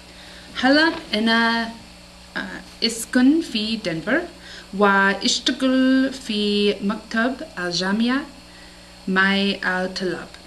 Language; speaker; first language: Arabic; non-native, learner; English